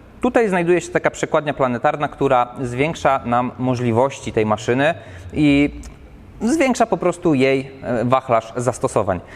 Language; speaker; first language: Polish; native; Polish